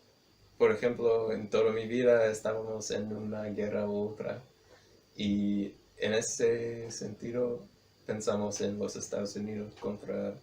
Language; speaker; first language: Spanish; non-native, fluent; English